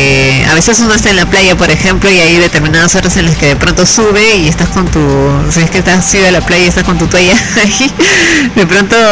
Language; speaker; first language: Spanish; native; Spanish